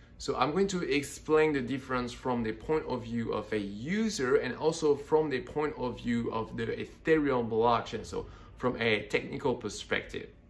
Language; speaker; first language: English; non-native, fluent; French